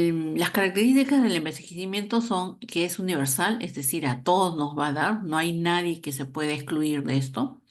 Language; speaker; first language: Spanish; native; Spanish